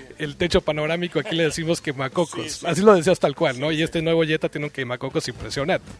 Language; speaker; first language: Spanish; native; Spanish